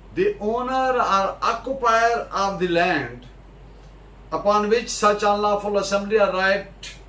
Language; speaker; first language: English; non-native, local second language; Urdu